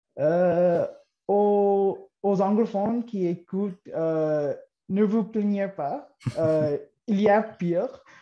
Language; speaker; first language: French; non-native, local second language; English